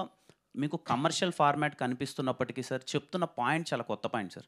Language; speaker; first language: Telugu; native; Telugu